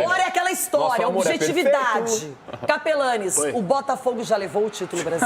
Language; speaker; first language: Portuguese; native; Portuguese